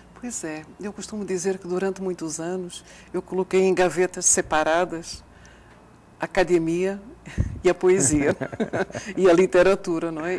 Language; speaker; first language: Portuguese; native; Portuguese